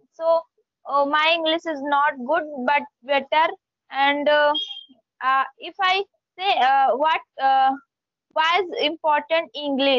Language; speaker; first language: English; non-native, learner; Hindi